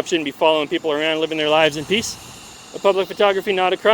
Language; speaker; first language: English; native; English